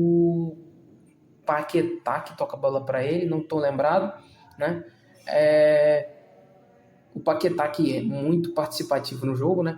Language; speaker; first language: Portuguese; native; Portuguese